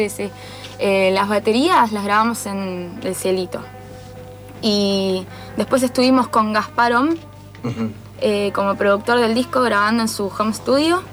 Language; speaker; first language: Spanish; native; Spanish